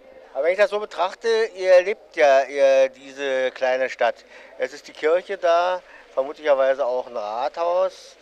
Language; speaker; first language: German; native; German